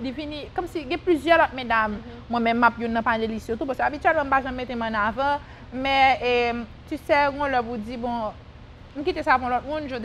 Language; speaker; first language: French; non-native, local second language; Haitian Creole